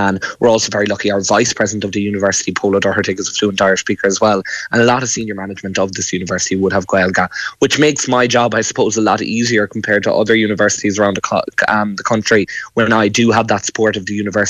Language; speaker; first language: English; native; English